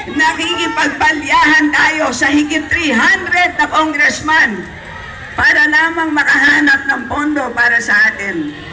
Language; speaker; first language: Filipino; native; Filipino